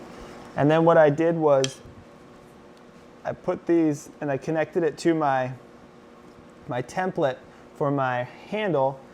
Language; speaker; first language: English; native; English